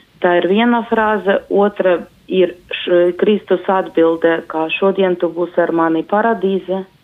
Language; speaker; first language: Latvian; non-native, local second language; Russian